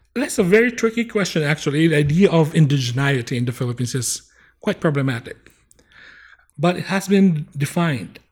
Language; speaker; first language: English; non-native, local second language; Bikol